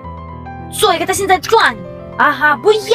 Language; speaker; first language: Chinese; non-native, learner; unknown